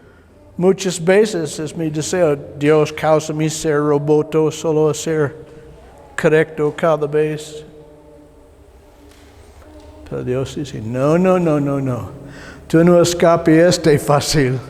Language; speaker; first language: Spanish; non-native, learner; English